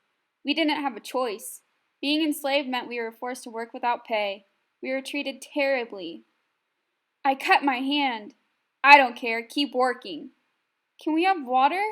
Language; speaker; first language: English; native; English